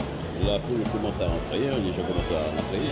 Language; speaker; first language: French; native; French